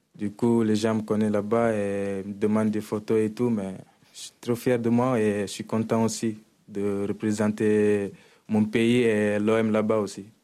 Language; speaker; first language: French; non-native, local second language; Wolof